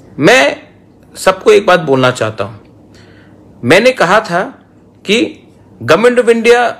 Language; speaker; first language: Hindi; non-native, local second language; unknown